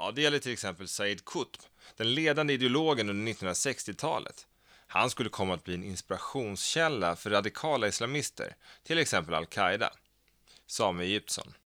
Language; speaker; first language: Swedish; native; Swedish